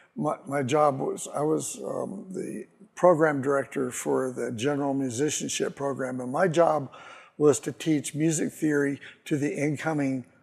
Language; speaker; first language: English; native; English